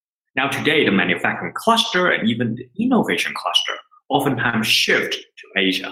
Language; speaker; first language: English; non-native, local second language; Cantonese